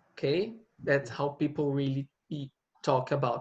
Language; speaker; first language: English; non-native, fluent; Portuguese